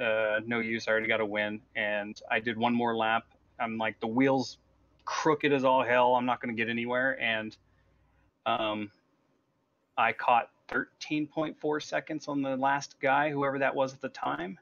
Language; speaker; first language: English; native; English